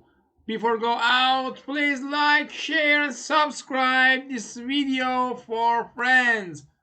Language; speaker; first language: English; non-native, learner; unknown